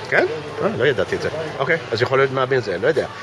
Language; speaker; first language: Hebrew; non-native, fluent; English